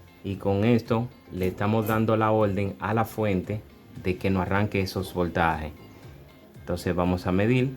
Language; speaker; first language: Spanish; native; Spanish